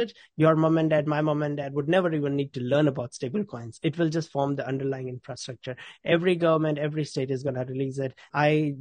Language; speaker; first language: English; native; English